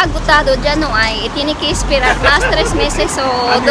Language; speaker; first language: Spanish; non-native, fluent; Filipino